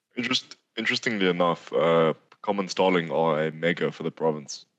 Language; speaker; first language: English; native; English